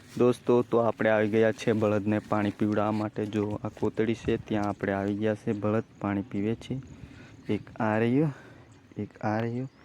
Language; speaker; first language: Gujarati; non-native, local second language; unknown